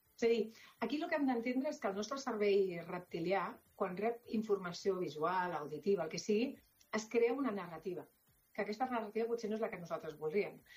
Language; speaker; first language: Catalan; non-native, local second language; Spanish